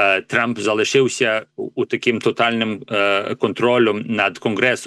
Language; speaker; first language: Ukrainian; early bilingual, heritage; English